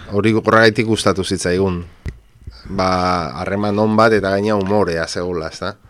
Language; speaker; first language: Basque; non-native, local second language; Spanish